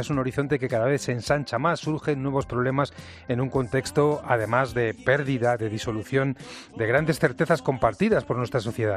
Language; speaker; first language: Spanish; native; Spanish